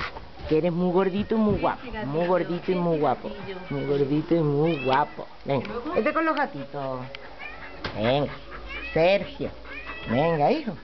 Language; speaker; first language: Spanish; native; Spanish